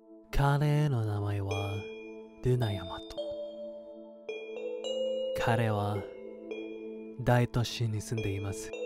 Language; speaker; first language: Japanese; non-native, learner; Indonesian